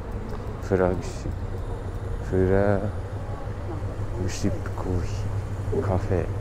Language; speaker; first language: Japanese; non-native, learner; English